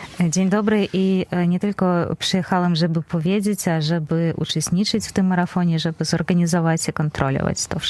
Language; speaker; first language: Polish; non-native, fluent; Belarusian